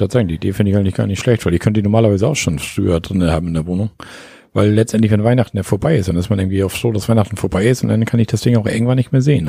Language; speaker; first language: German; native; German